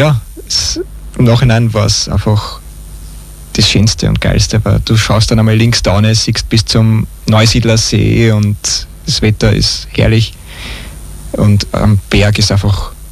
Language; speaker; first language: German; native; German